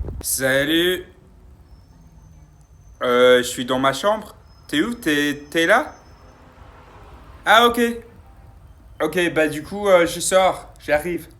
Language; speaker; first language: French; non-native, fluent; English